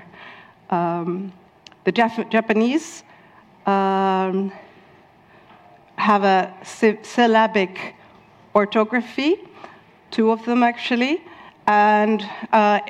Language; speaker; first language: English; non-native, fluent; Dutch